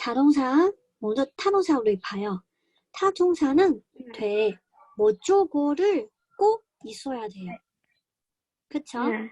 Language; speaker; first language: Korean; non-native, fluent; Chinese